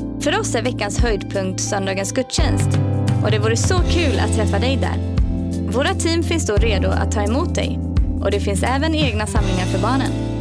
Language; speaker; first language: Swedish; native; Swedish